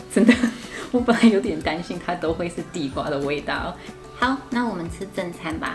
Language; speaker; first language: Chinese; non-native, fluent; English